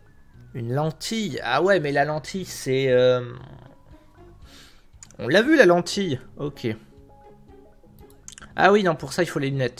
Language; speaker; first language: French; native; French